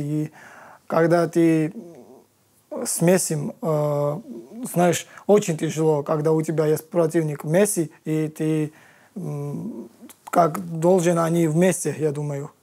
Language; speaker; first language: Russian; non-native, learner; Georgian